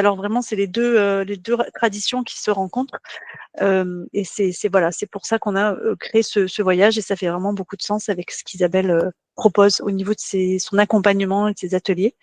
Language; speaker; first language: French; native; French